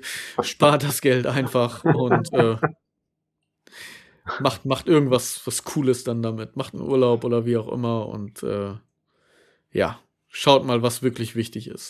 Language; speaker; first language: German; native; German